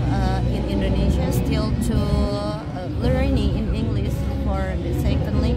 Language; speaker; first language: English; non-native, learner; Indonesian